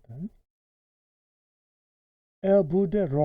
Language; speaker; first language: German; non-native, fluent; Korean